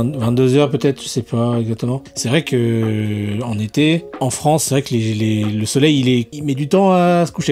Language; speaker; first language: French; native; French